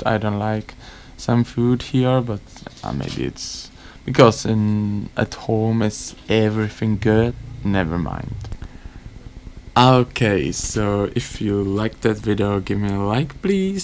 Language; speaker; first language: English; non-native, learner; Czech